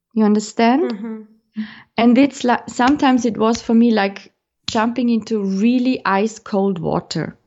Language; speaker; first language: English; non-native, fluent; German